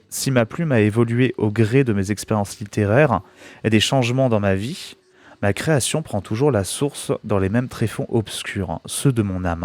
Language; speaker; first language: French; native; French